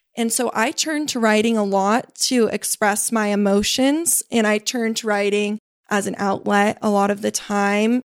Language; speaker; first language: English; native; English